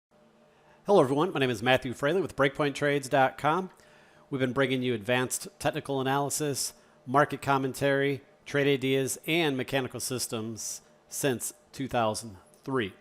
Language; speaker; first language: English; native; English